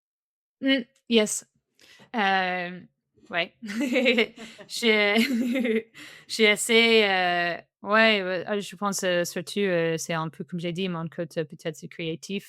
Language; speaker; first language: French; non-native, fluent; English